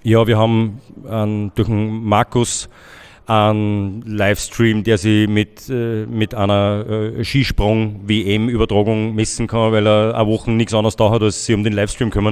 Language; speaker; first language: German; native; German